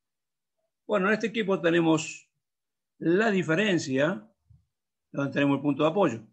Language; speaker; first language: Spanish; native; Spanish